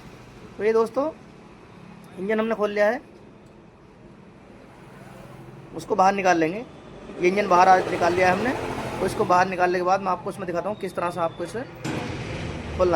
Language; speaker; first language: Hindi; native; Hindi